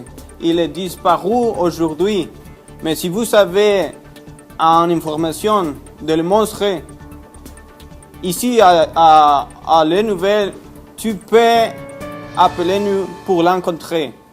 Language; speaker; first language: French; non-native, learner; Spanish